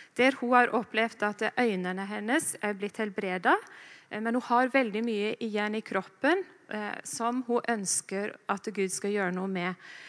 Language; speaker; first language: Norwegian; native; Norwegian